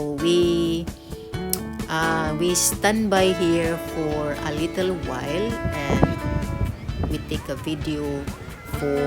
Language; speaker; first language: English; non-native, local second language; Cebuano